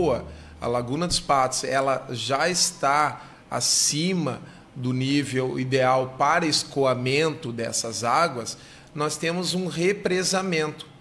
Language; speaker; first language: Portuguese; native; Portuguese